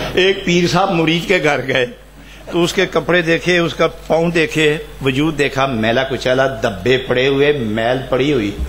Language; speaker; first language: Urdu; non-native, local second language; Punjabi